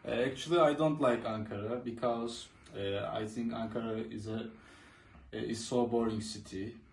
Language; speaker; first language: English; non-native, learner; Turkish